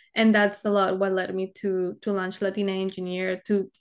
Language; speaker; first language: English; early bilingual, other home language; Spanish